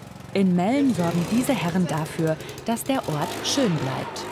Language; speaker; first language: German; native; German